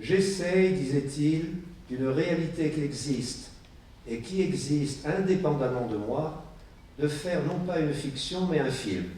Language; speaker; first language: French; native; French